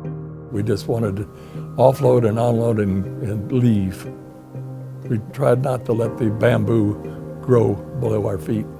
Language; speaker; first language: English; native; English